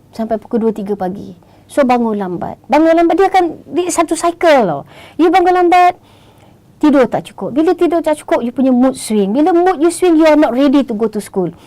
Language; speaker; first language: Malay; native; Malay